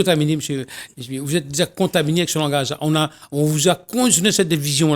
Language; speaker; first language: French; non-native, local second language; Réunion Creole French